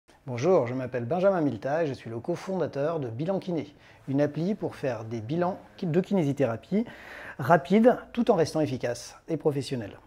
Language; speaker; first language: French; native; French